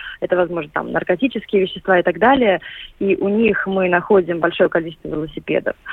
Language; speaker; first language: Russian; native; Russian